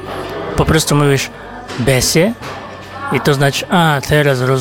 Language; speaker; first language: Polish; non-native, fluent; Kazakh